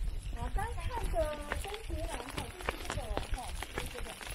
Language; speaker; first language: Chinese; native; Chinese